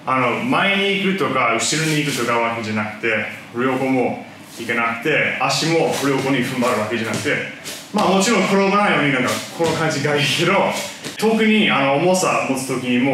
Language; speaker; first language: Japanese; non-native, fluent; English